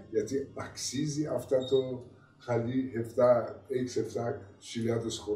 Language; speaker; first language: Greek; non-native, learner; Persian